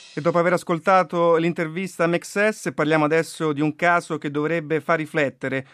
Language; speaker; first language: Italian; native; Italian